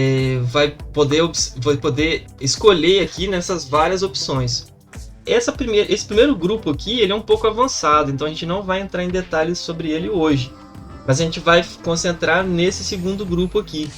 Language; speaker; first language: Portuguese; native; Portuguese